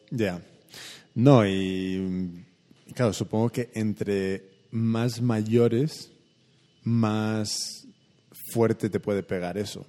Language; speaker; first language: Spanish; early bilingual, heritage; Spanish